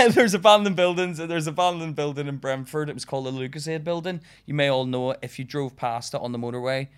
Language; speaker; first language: English; native; English